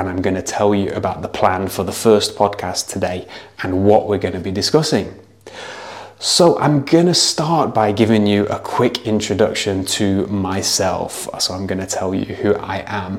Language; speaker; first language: English; native; English